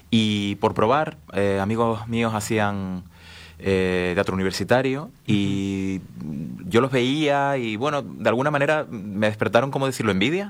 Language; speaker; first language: Spanish; native; Spanish